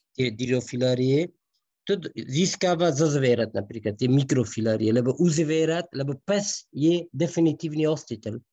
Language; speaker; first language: Slovak; non-native, fluent; Persian